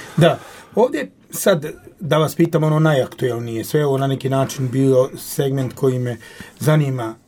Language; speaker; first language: Croatian; native; Croatian